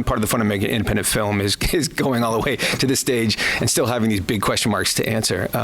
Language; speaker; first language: English; native; English